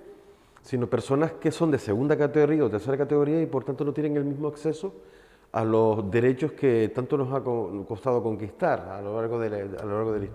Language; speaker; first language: Spanish; native; Spanish